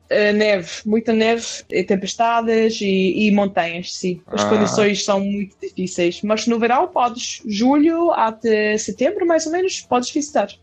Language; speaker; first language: Portuguese; non-native, fluent; Icelandic